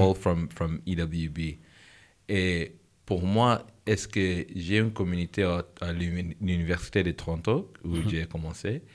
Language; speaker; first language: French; non-native, learner; English